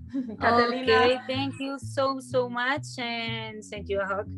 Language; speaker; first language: English; non-native, learner; Spanish